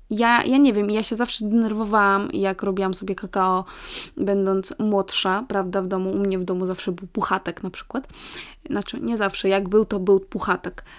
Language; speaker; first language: Polish; native; Polish